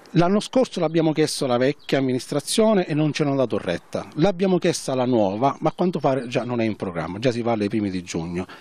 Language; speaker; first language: Italian; native; Italian